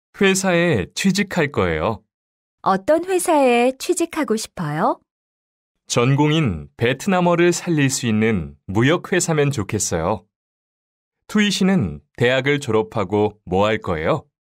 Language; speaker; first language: Korean; non-native, fluent; Russian